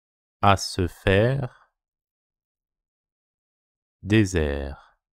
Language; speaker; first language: French; non-native, fluent; Japanese